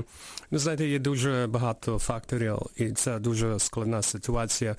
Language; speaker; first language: Ukrainian; early bilingual, heritage; Ukrainian